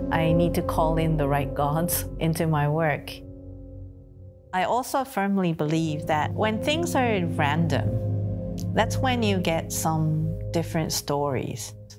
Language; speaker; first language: English; non-native, fluent; Japanese